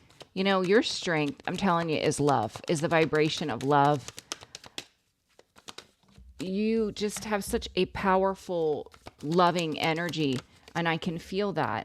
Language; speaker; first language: English; native; English